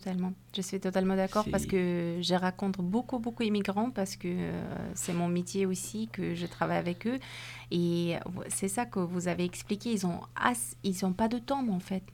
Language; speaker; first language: French; non-native, fluent; Persian